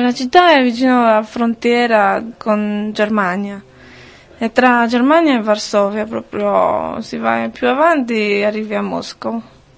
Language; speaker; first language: Italian; non-native, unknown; Polish